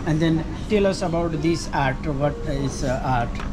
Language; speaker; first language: English; non-native, learner; Nepali